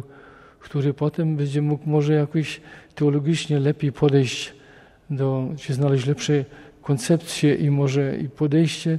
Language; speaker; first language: Polish; native; Polish